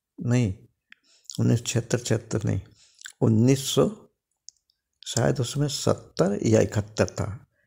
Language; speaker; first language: Hindi; non-native, local second language; Bangla